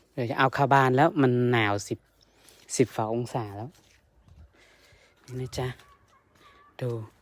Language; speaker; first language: Thai; native; Thai